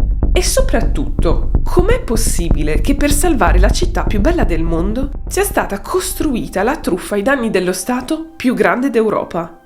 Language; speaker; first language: Italian; native; Italian